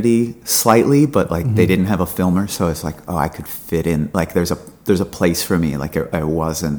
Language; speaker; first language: English; native; English